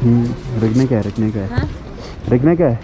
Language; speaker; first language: Hindi; non-native, local second language; Malayalam